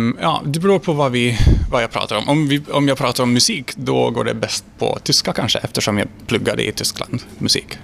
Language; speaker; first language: Swedish; non-native, fluent; Hungarian